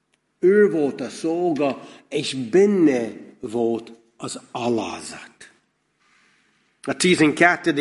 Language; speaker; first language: Hungarian; non-native, fluent; English